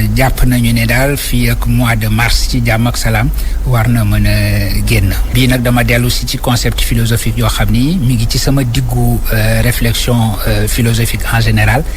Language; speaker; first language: Wolof; non-native, local second language; Fula